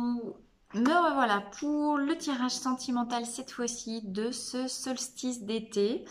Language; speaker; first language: French; native; French